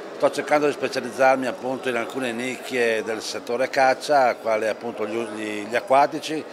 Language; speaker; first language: Italian; native; Italian